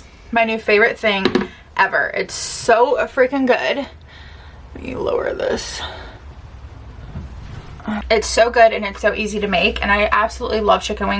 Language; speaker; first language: English; native; English